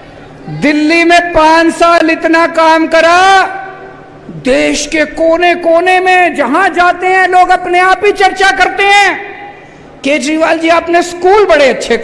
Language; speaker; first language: Hindi; native; Hindi